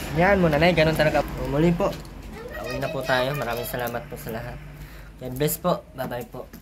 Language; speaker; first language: Filipino; native; Filipino